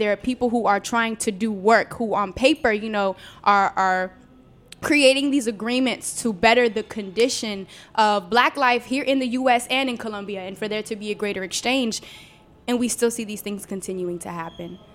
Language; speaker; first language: English; native; English